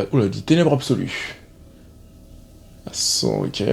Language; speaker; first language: French; native; French